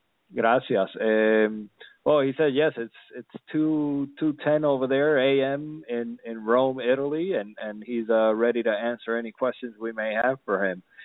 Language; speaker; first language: English; early bilingual, other home language; Spanish